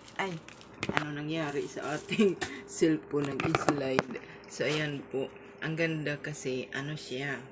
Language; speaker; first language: Filipino; non-native, local second language; Waray